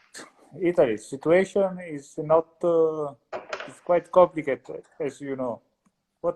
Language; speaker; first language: English; non-native, learner; Italian